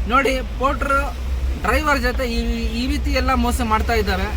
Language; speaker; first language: Kannada; non-native, learner; Urdu